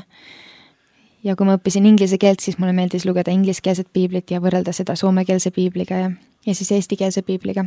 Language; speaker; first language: Estonian; early bilingual, other home language; Finnish